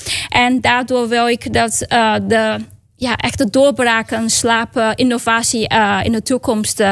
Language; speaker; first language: Dutch; non-native, learner; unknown